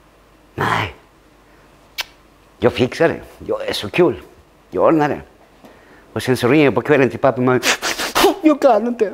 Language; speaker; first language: Swedish; early bilingual, other home language; Spanish